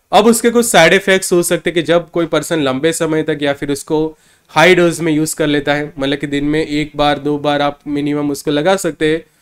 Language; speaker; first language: Hindi; non-native, local second language; Gujarati